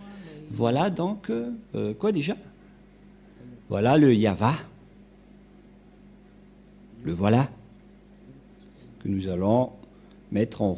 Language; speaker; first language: French; non-native, local second language; Malagasy